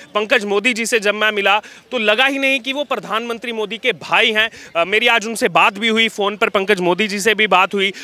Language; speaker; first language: Hindi; native; Hindi